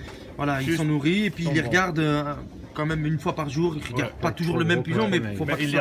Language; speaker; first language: French; native; French